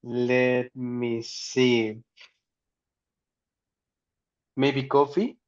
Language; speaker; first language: English; non-native, learner; Spanish